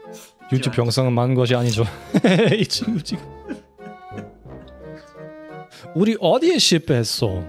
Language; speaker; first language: Korean; non-native, fluent; German